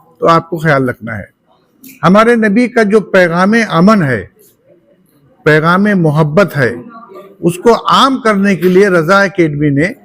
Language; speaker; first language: Urdu; native; Urdu